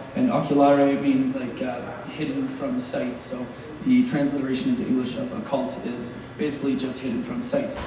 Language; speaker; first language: English; native; English